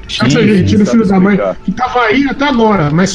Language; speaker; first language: Portuguese; native; Portuguese